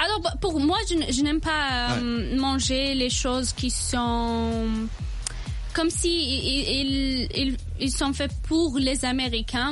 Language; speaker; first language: French; non-native, local second language; Arabic